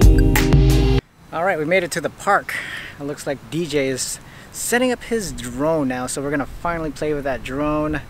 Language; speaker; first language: English; native; English